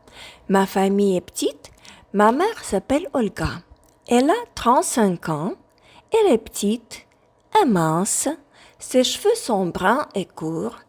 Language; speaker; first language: French; non-native, fluent; Ukrainian